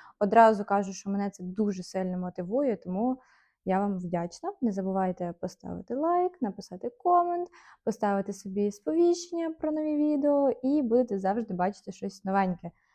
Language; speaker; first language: Ukrainian; native; Ukrainian